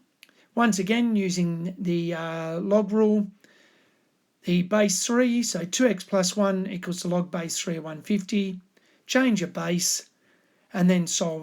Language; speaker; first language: English; native; English